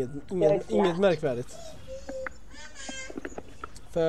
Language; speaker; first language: Swedish; native; Swedish